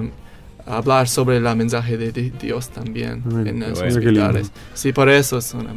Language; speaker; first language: Spanish; non-native, learner; English